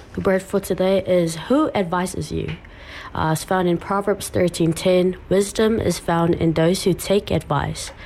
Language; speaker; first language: English; early bilingual, other home language; Samoan